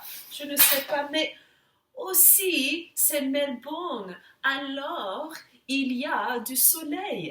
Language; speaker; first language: French; non-native, fluent; English